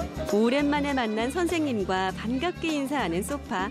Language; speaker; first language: Korean; native; Korean